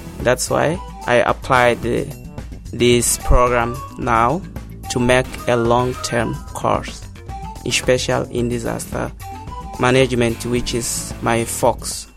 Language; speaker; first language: English; non-native, local second language; Portuguese